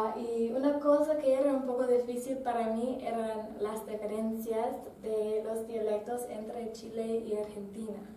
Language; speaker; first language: Spanish; non-native, fluent; English